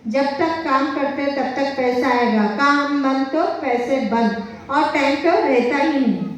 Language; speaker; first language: Hindi; non-native, local second language; Telugu